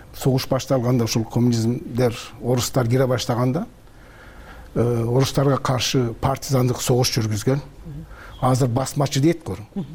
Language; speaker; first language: Kyrgyz; early bilingual, heritage; Kyrgyz